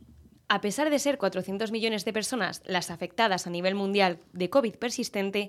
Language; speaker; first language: Spanish; native; Spanish